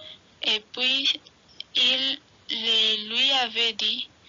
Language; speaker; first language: French; non-native, learner; Spanish